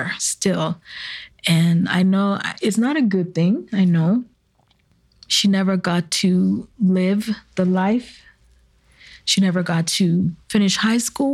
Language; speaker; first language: English; native; English